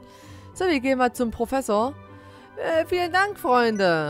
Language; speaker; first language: German; native; German